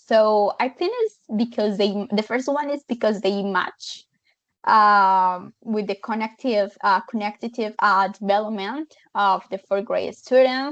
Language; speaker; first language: English; non-native, fluent; Spanish